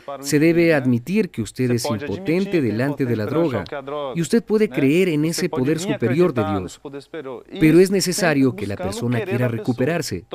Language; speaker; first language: Spanish; non-native, fluent; Portuguese